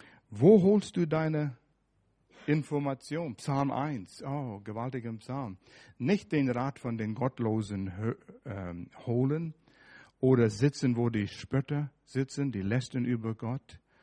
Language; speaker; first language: German; non-native, fluent; English